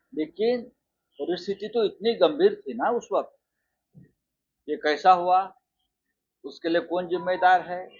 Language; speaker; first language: Hindi; non-native, local second language; Marathi